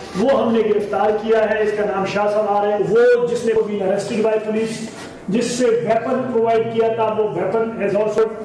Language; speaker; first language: Urdu; non-native, local second language; Pashto